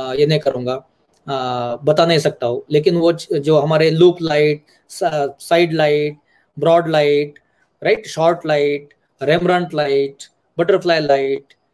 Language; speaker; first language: Hindi; non-native, local second language; Marathi